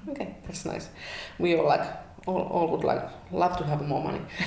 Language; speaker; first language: English; non-native, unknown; Finnish